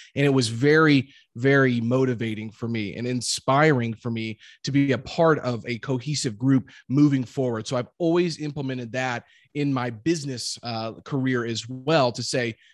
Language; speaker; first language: English; native; English